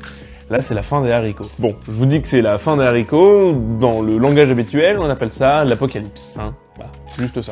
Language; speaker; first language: French; native; French